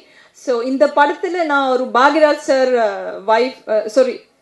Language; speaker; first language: Tamil; non-native, fluent; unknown